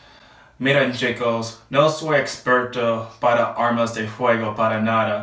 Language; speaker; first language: Spanish; non-native, learner; English